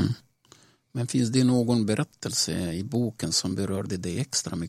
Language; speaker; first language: Swedish; non-native, fluent; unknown